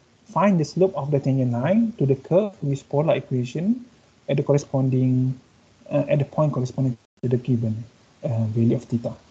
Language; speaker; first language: English; non-native, local second language; Malay